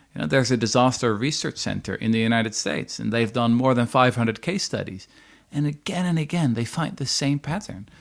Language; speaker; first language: English; non-native, fluent; Dutch